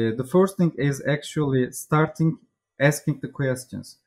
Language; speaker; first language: English; non-native, fluent; Turkish